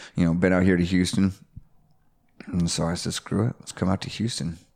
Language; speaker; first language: English; native; English